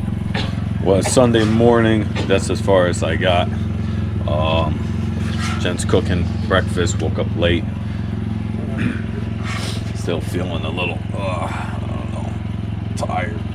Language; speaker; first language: English; native; English